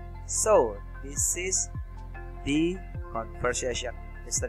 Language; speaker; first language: English; non-native, fluent; Indonesian